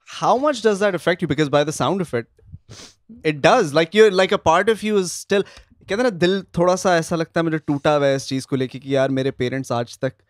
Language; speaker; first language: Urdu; native; Urdu